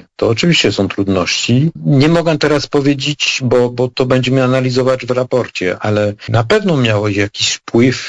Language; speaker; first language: Polish; non-native, fluent; French